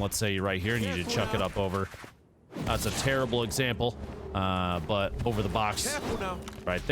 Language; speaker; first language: English; native; English